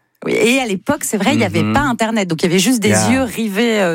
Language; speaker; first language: French; native; French